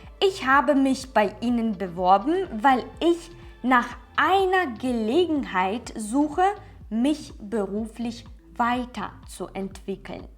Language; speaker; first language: German; non-native, fluent; Ukrainian